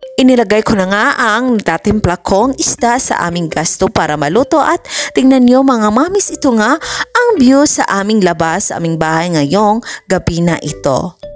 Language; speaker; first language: Filipino; non-native, local second language; Cebuano